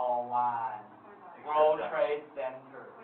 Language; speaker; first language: English; non-native, learner; Chinese